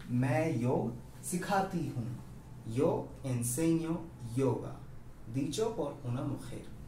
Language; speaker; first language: Spanish; non-native, fluent; Hindi